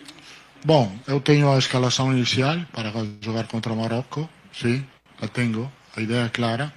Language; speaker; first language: Portuguese; non-native, learner; Italian